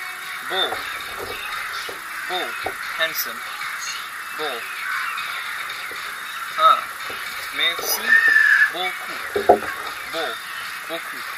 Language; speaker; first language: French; non-native, fluent; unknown